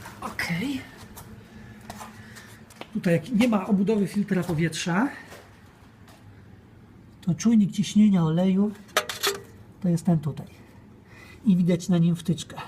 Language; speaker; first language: Polish; native; Polish